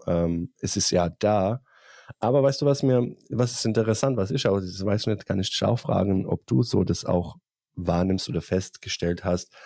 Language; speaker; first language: German; non-native, fluent; Bosnian